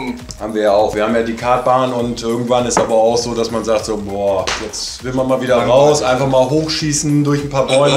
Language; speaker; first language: German; native; German